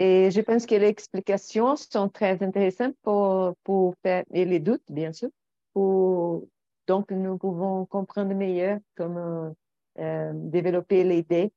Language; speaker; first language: French; non-native, learner; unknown